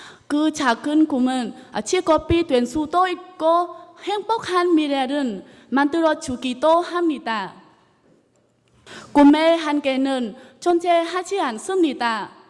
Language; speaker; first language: Korean; non-native, learner; Vietnamese